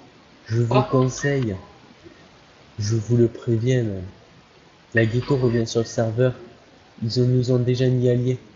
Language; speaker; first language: French; native; French